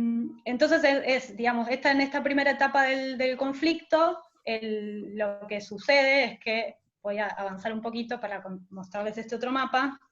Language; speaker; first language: Spanish; native; Spanish